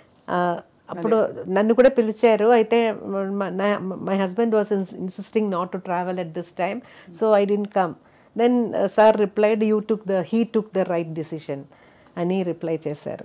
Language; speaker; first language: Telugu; non-native, local second language; Malayalam